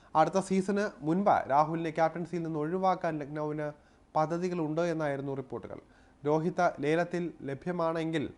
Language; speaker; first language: Malayalam; native; Malayalam